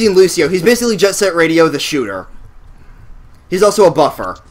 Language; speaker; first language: English; native; English